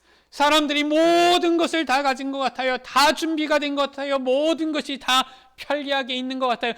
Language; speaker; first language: Korean; native; Korean